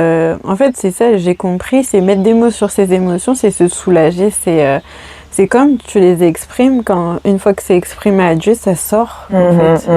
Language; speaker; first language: French; native; French